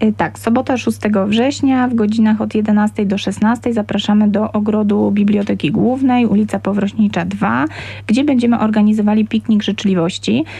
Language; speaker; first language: Polish; native; Polish